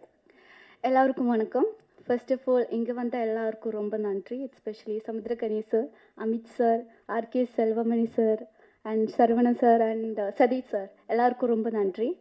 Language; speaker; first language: Tamil; non-native, fluent; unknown